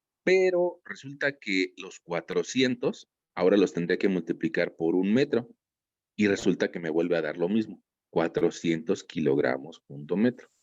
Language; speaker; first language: Spanish; native; Spanish